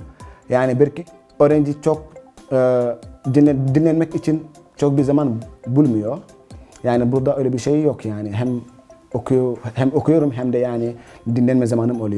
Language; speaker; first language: Turkish; non-native, fluent; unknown